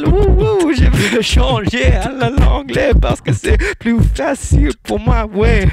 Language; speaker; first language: French; non-native, learner; Arabic